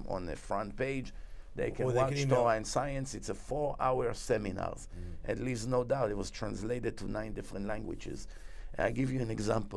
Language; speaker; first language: English; non-native, fluent; Hebrew